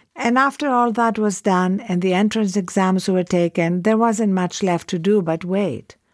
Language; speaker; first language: English; non-native, fluent; Greek